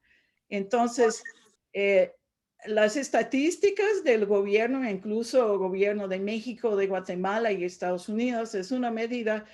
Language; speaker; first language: Spanish; non-native, fluent; English